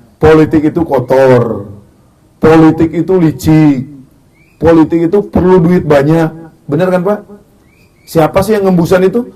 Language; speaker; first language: Indonesian; native; Indonesian